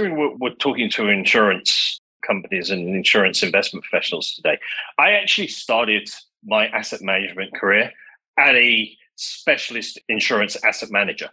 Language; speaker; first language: English; native; English